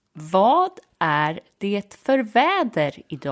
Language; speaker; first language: Swedish; native; Swedish